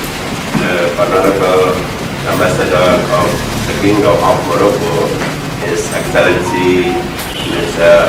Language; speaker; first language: English; non-native, fluent; Indonesian